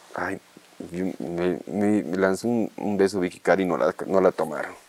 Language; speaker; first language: Spanish; native; Spanish